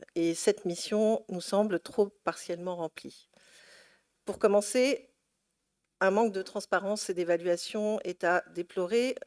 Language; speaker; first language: French; native; French